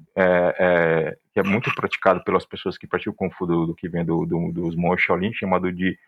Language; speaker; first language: Portuguese; native; Portuguese